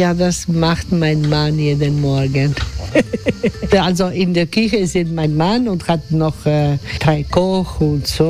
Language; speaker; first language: German; non-native, learner; Croatian